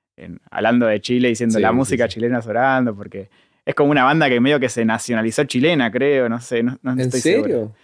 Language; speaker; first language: Spanish; native; Spanish